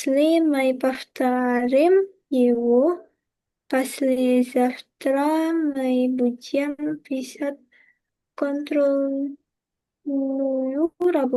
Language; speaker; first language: Russian; non-native, learner; Indonesian